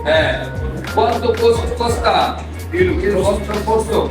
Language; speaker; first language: Italian; non-native, learner; Bangla